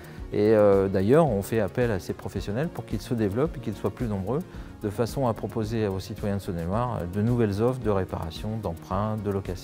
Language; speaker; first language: French; native; French